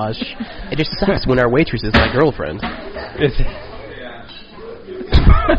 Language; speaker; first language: English; native; English